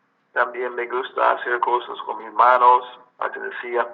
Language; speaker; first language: Spanish; non-native, learner; English